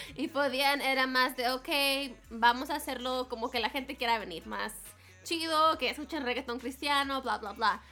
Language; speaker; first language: Spanish; early bilingual, heritage; Spanish